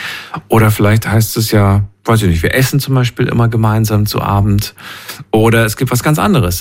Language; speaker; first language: German; native; German